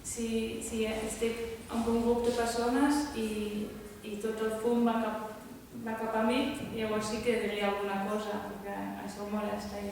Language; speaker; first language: Catalan; non-native, fluent; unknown